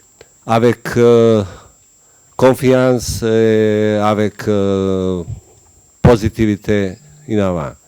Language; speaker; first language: French; non-native, learner; Bosnian